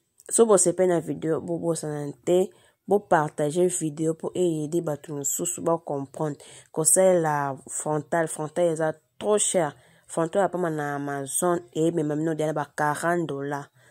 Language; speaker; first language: French; non-native, local second language; Lingala